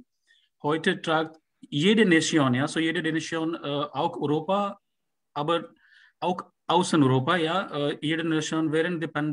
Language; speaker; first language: German; non-native, learner; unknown